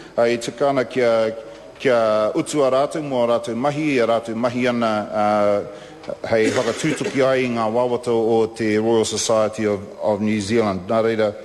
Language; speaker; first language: Māori; non-native, local second language; English